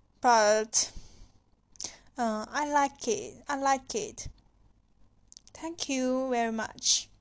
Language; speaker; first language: English; non-native, learner; Chinese